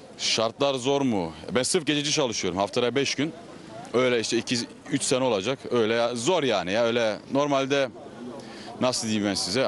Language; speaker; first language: Turkish; early bilingual, heritage; Turkish